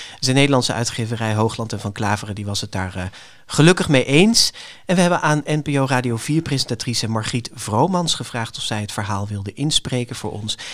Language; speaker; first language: Dutch; native; Dutch